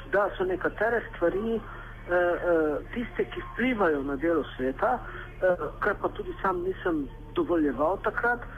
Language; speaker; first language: Slovenian; non-native, local second language; Romany